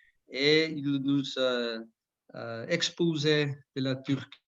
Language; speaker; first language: French; non-native, learner; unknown